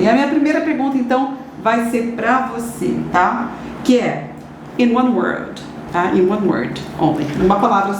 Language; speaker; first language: Portuguese; native; Portuguese